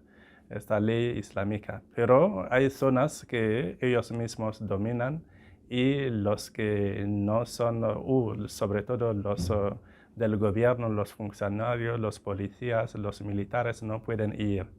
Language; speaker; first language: Spanish; non-native, fluent; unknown